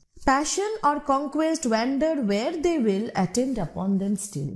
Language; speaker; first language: English; non-native, local second language; Bangla